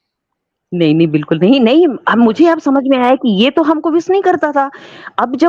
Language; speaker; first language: Hindi; native; Hindi